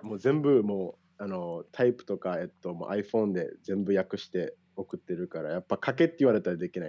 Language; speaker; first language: Japanese; early bilingual, heritage; Japanese